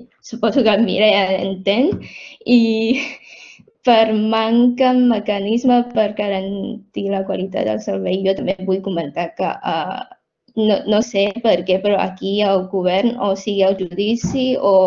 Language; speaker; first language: Catalan; non-native, fluent; Chinese